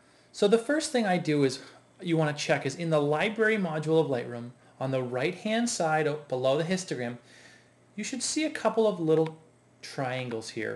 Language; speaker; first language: English; native; English